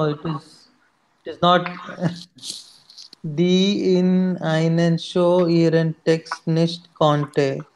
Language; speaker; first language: German; non-native, learner; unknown